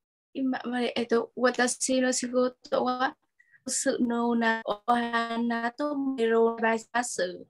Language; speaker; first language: Japanese; non-native, learner; Vietnamese